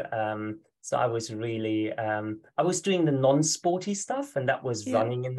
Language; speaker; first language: English; non-native, fluent; German